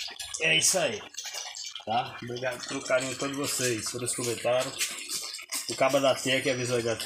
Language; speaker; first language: Portuguese; native; Portuguese